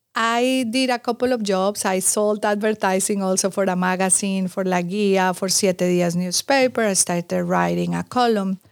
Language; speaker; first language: English; non-native, fluent; Spanish